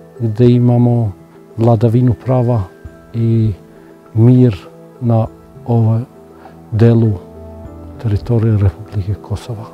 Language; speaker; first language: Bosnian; non-native, local second language; Albanian